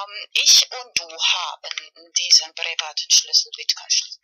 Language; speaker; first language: German; non-native, fluent; Spanish